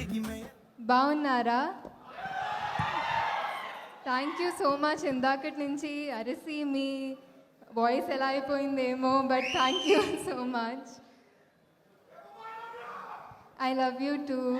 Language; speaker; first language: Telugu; non-native, fluent; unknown